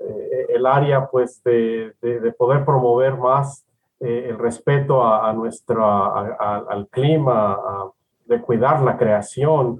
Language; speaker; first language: Spanish; native; Spanish